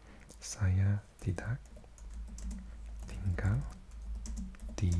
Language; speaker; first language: Indonesian; non-native, learner; English